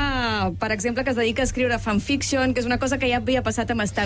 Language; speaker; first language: Catalan; native; Catalan